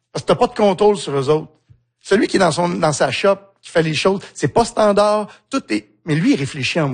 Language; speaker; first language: French; native; French